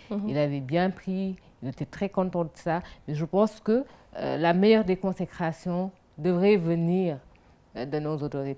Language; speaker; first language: French; non-native, local second language; Wolof